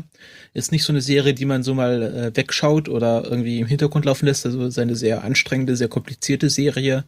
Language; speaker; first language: German; native; German